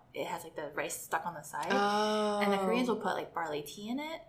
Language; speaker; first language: English; native; English